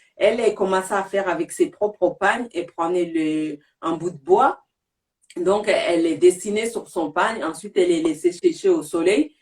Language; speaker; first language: French; non-native, local second language; Bambara